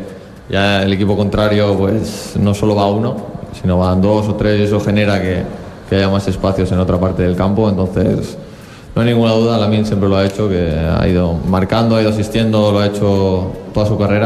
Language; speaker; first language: Spanish; native; Spanish